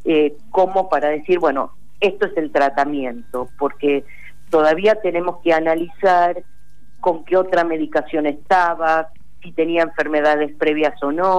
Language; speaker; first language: Spanish; native; Spanish